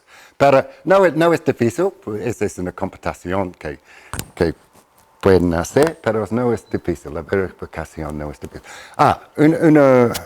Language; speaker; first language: Spanish; non-native, fluent; English